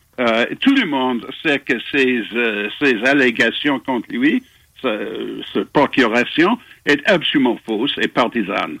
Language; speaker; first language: French; non-native, fluent; English